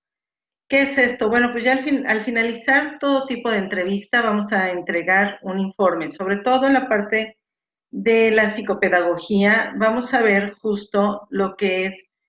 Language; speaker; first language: Spanish; native; Spanish